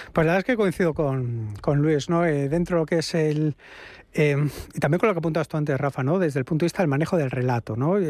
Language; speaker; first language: Spanish; native; Spanish